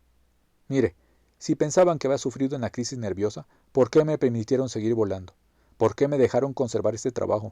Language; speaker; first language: Spanish; native; Spanish